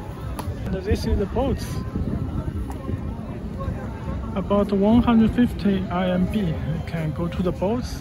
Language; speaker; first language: English; non-native, learner; Chinese